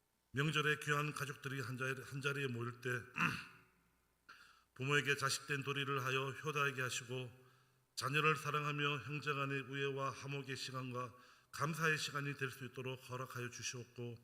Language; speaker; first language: Korean; native; Korean